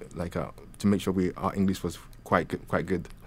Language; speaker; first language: English; native; English